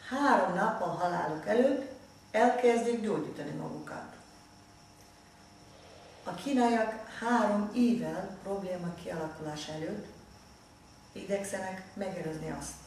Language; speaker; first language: Hungarian; non-native, fluent; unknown